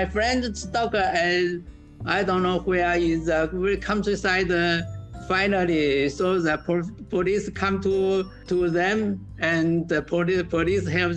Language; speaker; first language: English; non-native, learner; Chinese